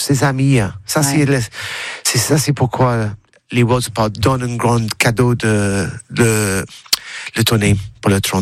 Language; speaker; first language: French; non-native, learner; English